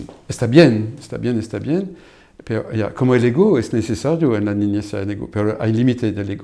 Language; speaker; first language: Spanish; non-native, fluent; French